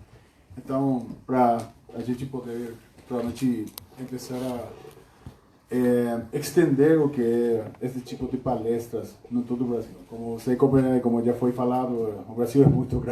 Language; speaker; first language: Portuguese; non-native, fluent; Spanish